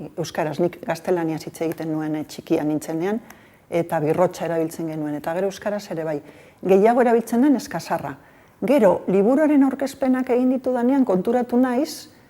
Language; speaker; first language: Basque; non-native, local second language; Spanish